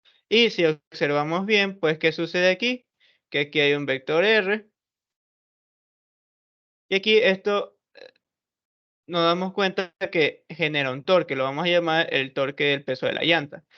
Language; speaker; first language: Spanish; native; Spanish